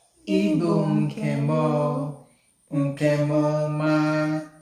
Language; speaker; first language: Igbo; non-native, learner; English